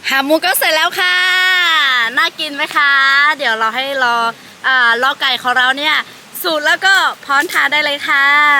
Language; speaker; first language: Thai; non-native, local second language; Lahu